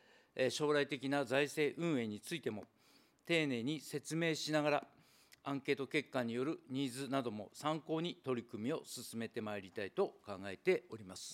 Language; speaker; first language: Japanese; native; Japanese